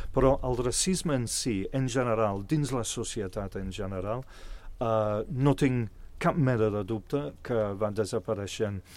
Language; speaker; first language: Catalan; non-native, fluent; English